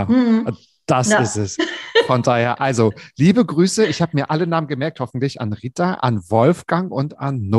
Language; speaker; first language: German; native; German